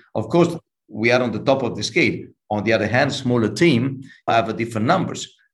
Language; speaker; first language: English; non-native, fluent; Italian